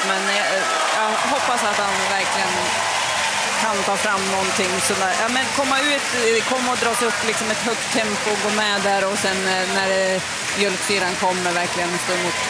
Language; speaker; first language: Swedish; native; Swedish